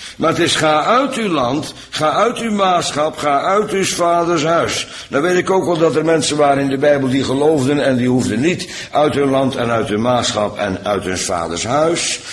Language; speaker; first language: Dutch; native; Dutch